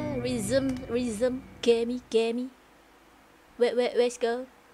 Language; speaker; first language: English; non-native, local second language; Malay